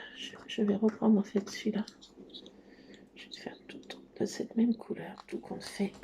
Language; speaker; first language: French; native; French